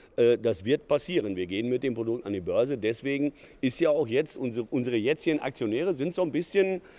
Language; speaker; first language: German; native; German